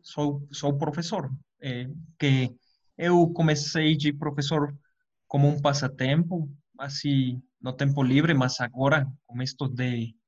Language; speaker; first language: Portuguese; non-native, fluent; Spanish